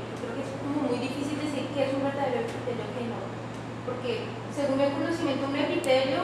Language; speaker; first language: Spanish; non-native, fluent; Portuguese